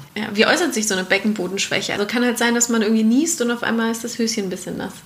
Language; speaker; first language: German; native; German